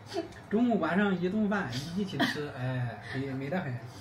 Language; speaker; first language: Chinese; native; Chinese